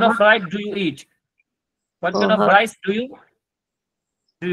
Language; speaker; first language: English; non-native, fluent; Bangla